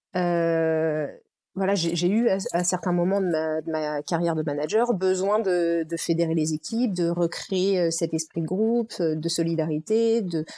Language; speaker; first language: French; native; French